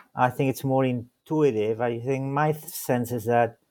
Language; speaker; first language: English; non-native, fluent; Spanish